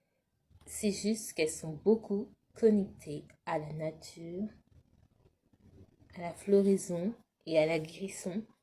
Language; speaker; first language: French; native; French